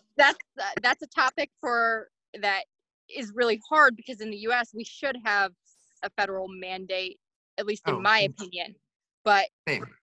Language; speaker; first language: English; native; English